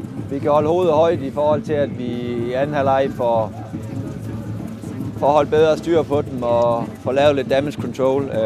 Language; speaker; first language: Danish; native; Danish